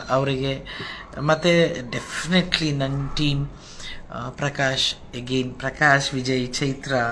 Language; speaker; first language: Kannada; non-native, local second language; Telugu